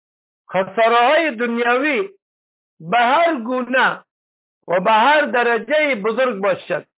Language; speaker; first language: Persian; native; Persian